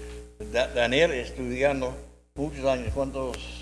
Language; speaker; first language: Spanish; non-native, learner; English